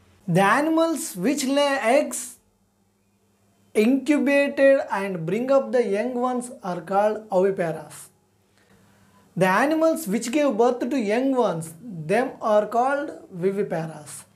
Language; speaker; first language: English; non-native, local second language; Telugu